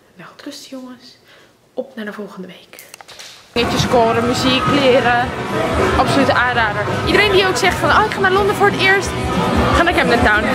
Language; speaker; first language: Dutch; early bilingual, other home language; Russian